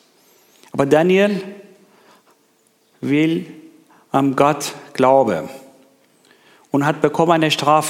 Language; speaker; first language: German; non-native, learner; Persian